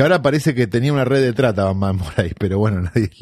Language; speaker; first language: Spanish; native; Spanish